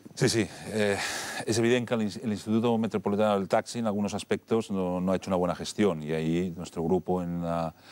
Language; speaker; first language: Spanish; non-native, local second language; Catalan